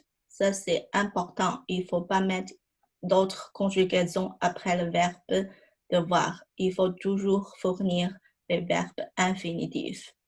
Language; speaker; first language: French; non-native, fluent; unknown